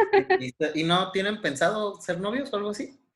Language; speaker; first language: Spanish; native; Spanish